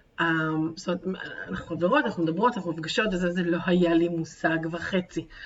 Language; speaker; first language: Hebrew; native; Hebrew